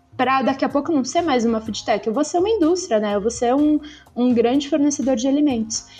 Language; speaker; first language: Portuguese; native; Portuguese